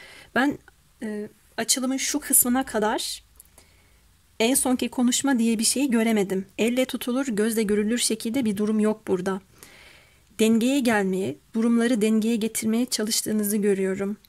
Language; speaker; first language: Turkish; native; Turkish